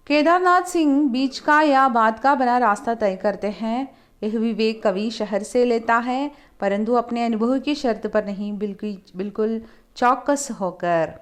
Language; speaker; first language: Hindi; non-native, local second language; Malayalam